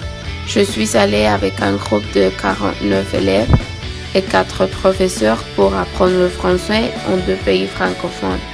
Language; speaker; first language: French; non-native, learner; Spanish